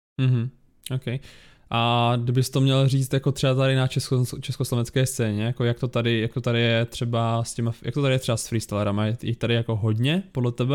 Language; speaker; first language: Czech; native; Czech